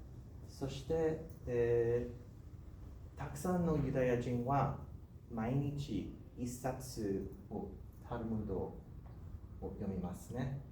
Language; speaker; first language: Japanese; non-native, learner; English